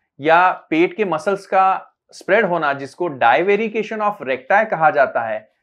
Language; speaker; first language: Hindi; non-native, local second language; Marathi